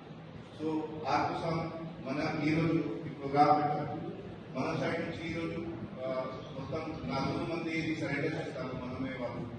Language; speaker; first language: Telugu; non-native, learner; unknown